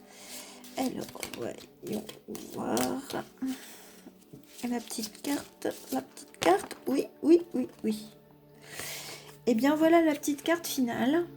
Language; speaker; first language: French; native; French